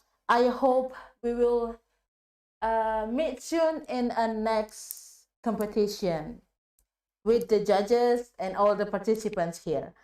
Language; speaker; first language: English; non-native, fluent; Indonesian